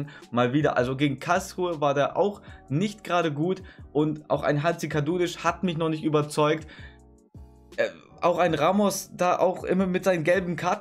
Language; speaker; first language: German; native; German